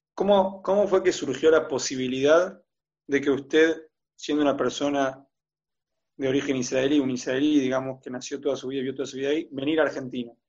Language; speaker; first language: Spanish; native; Spanish